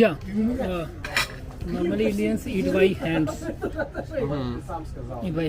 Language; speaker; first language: English; non-native, local second language; Hindi